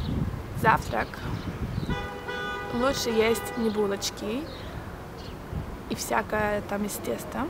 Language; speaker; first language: Russian; early bilingual, heritage; Russian